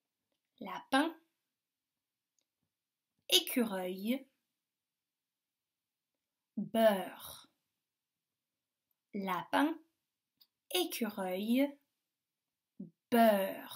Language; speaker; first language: French; native; French